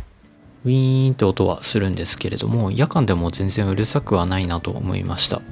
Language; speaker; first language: Japanese; native; Japanese